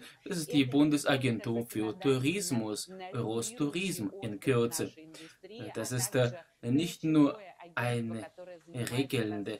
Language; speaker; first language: German; non-native, fluent; Russian